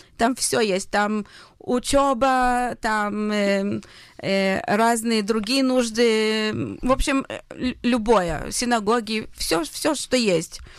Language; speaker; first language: Russian; early bilingual, heritage; Hebrew